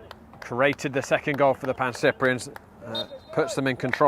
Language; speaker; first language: English; native; English